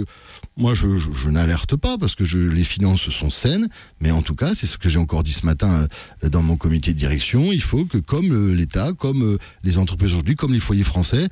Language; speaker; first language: French; native; French